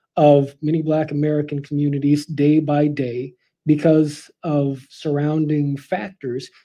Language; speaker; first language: English; native; English